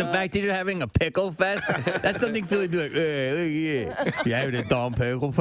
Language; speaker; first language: English; native; English